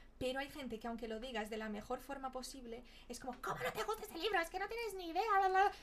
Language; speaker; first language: Spanish; early bilingual, other home language; Portuguese